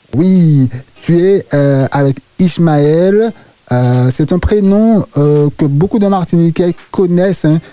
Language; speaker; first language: French; native; French